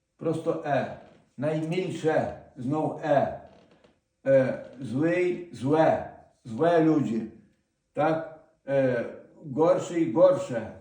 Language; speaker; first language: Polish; non-native, learner; Ukrainian